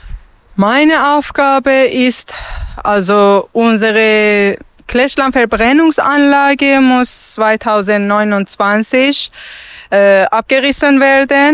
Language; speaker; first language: German; non-native, learner; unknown